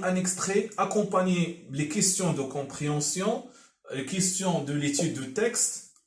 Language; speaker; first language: French; non-native, local second language; Arabic